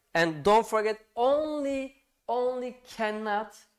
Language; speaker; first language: English; non-native, fluent; Turkish